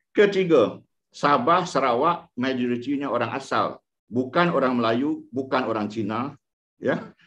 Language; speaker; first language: Malay; non-native, local second language; Iban